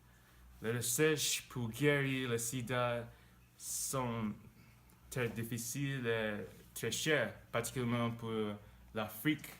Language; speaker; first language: French; non-native, learner; English